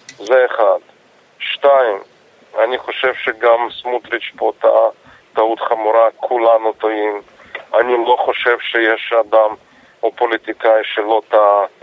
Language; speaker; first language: Hebrew; non-native, fluent; Russian